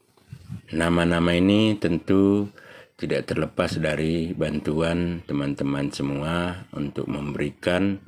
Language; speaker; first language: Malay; non-native, local second language; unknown